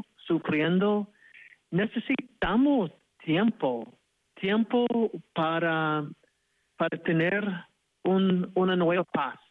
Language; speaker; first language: Spanish; non-native, fluent; English